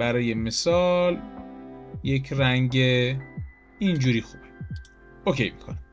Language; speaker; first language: Persian; native; Persian